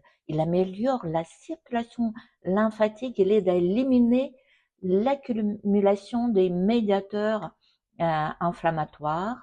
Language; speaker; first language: French; non-native, fluent; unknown